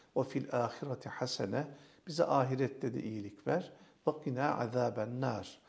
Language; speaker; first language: Turkish; native; Turkish